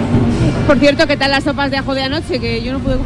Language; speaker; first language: Spanish; native; Spanish